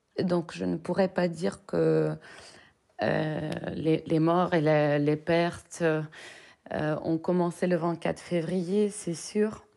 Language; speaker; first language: French; non-native, fluent; Russian